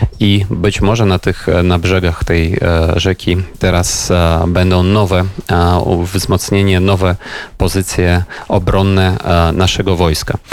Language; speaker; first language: Polish; non-native, fluent; Ukrainian